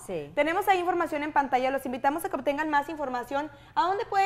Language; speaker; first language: Spanish; native; Spanish